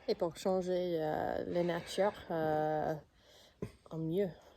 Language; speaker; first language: French; non-native, learner; English